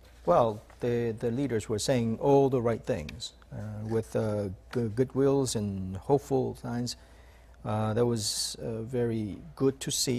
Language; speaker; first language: English; non-native, fluent; Korean